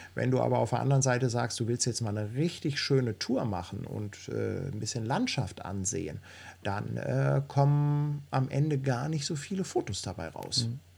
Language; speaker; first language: German; native; German